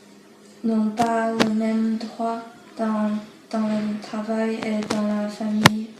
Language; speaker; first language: French; non-native, learner; Chinese